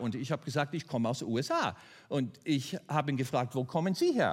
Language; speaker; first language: German; non-native, fluent; English